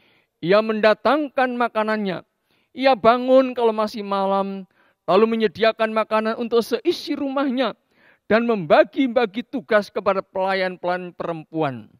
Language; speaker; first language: Indonesian; native; Indonesian